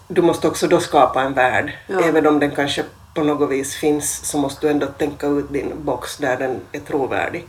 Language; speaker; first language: Swedish; native; Swedish